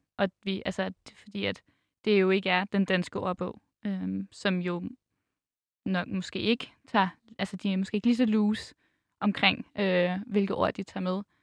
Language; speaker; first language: Danish; native; Danish